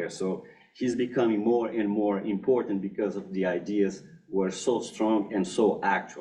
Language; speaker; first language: English; non-native, fluent; Portuguese